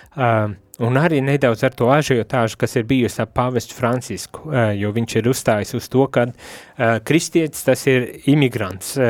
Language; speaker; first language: Latvian; native; Latvian